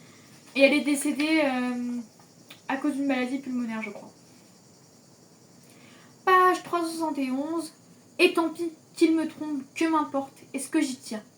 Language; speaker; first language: French; native; French